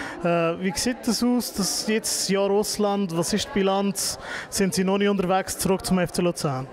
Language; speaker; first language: German; native; German